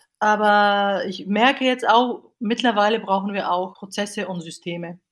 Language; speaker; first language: German; non-native, fluent; Bulgarian